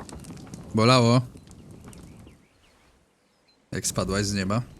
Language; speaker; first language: Polish; native; Polish